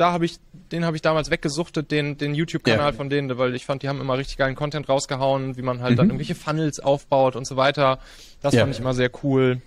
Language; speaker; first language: German; native; German